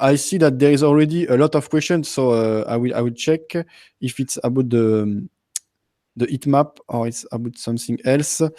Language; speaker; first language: English; non-native, learner; French